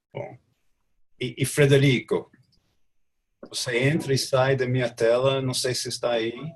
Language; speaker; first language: Portuguese; non-native, fluent; English